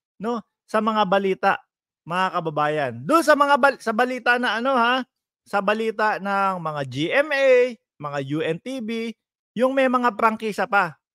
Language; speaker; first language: Filipino; native; Filipino